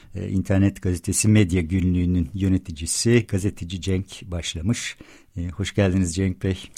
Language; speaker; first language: Turkish; native; Turkish